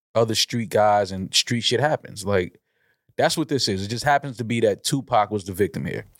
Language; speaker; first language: English; native; English